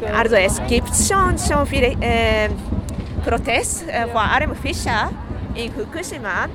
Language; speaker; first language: German; non-native, fluent; Japanese